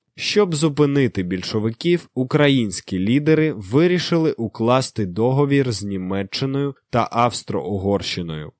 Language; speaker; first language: Ukrainian; native; Ukrainian